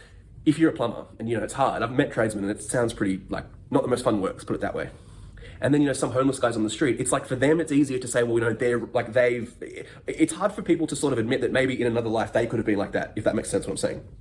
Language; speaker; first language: English; native; English